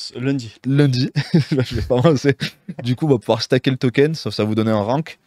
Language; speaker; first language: French; native; French